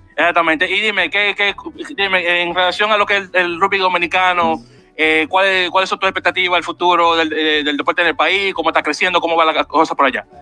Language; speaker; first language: Spanish; native; Spanish